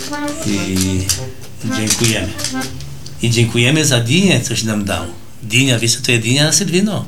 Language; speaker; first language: Polish; early bilingual, heritage; Polish